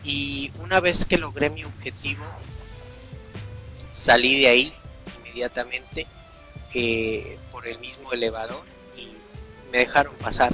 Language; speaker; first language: Spanish; native; Spanish